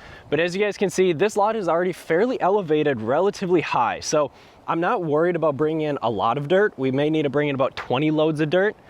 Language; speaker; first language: English; native; English